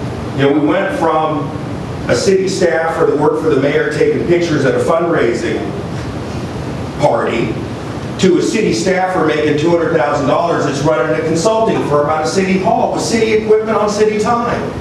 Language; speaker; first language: English; native; English